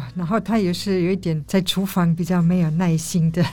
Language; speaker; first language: Chinese; non-native, fluent; German